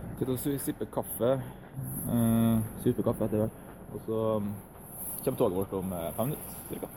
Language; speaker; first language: Norwegian; native; Norwegian